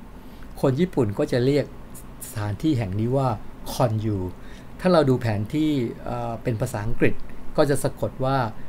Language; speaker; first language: Thai; native; Thai